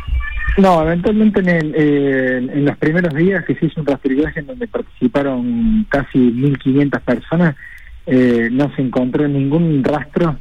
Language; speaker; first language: Spanish; native; Spanish